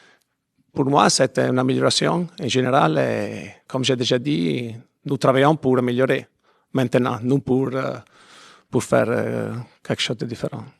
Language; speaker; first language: French; non-native, fluent; Italian